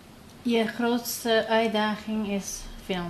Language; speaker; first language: Dutch; non-native, local second language; Papiamento